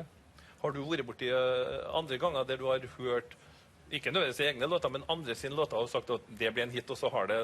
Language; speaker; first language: Norwegian; native; Norwegian